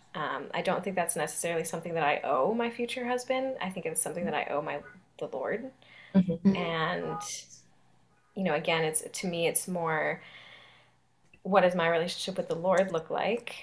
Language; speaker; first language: English; native; English